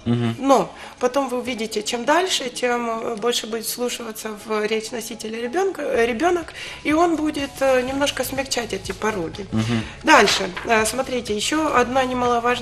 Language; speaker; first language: Russian; native; Russian